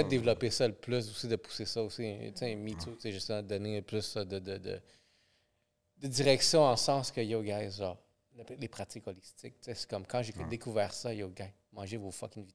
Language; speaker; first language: French; native; French